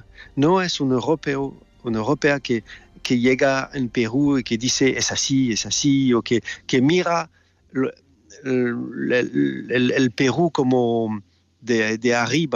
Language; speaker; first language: Spanish; non-native, fluent; French